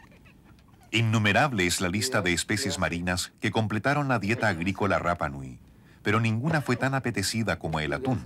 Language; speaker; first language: Spanish; native; Spanish